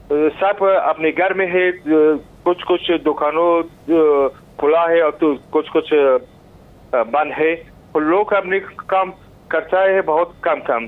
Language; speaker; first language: Hindi; non-native, learner; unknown